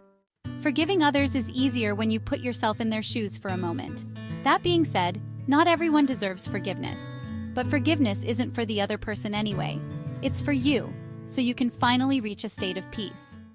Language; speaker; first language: English; native; English